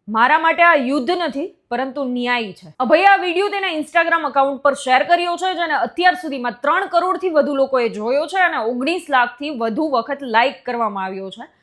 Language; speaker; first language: Gujarati; native; Gujarati